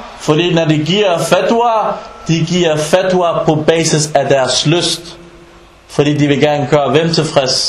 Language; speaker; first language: Danish; early bilingual, other home language; Arabic